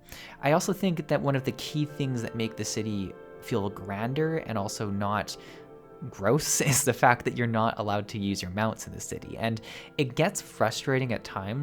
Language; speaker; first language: English; native; English